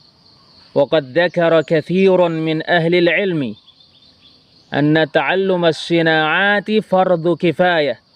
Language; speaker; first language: Arabic; non-native, fluent; Indonesian